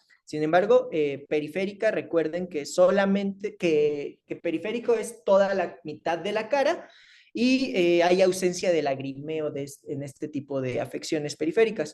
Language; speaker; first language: Spanish; native; Spanish